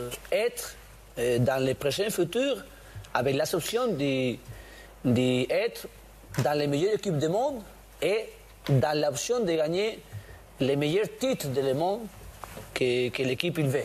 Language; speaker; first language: French; non-native, learner; Spanish